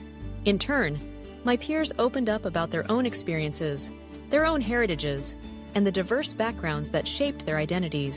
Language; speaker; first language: English; early bilingual, other home language; Russian